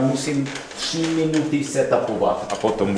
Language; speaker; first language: Czech; non-native, fluent; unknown